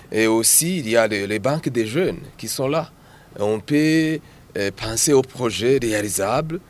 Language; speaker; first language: French; non-native, local second language; Rundi